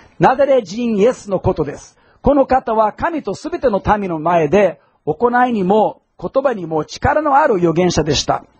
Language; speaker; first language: Japanese; non-native, fluent; English